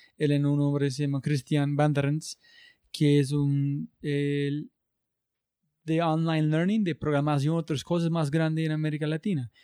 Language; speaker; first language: Spanish; non-native, learner; English